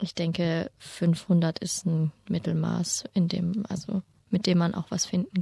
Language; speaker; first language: German; native; German